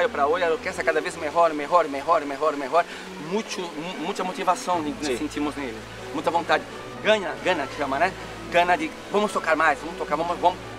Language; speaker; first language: Spanish; non-native, learner; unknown